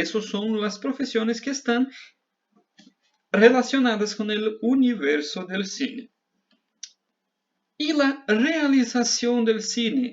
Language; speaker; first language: Spanish; non-native, fluent; Portuguese